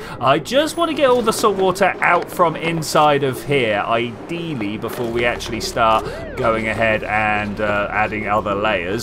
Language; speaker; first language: English; native; English